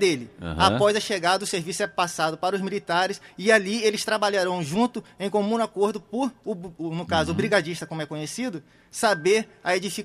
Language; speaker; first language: Portuguese; native; Portuguese